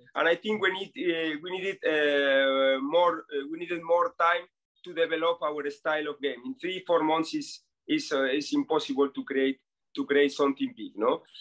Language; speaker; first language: English; non-native, fluent; Spanish